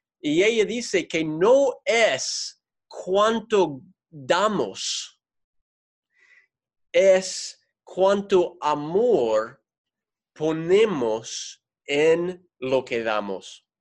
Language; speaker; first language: Spanish; non-native, fluent; English